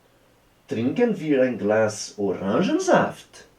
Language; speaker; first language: German; non-native, fluent; Portuguese